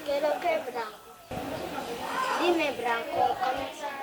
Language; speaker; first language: Spanish; non-native, learner; Haitian Creole